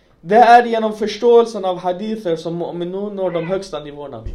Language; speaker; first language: Swedish; non-native, local second language; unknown